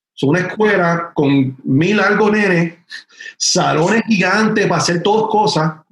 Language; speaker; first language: Spanish; early bilingual, heritage; Spanish